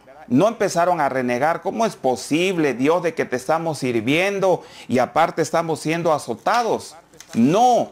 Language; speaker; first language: Spanish; native; Spanish